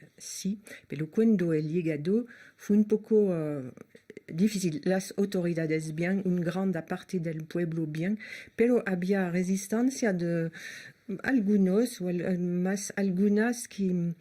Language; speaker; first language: Spanish; non-native, learner; French